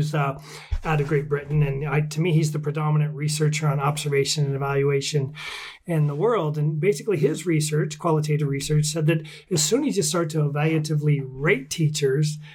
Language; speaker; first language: English; native; English